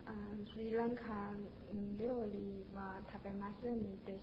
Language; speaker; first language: Japanese; non-native, learner; Chinese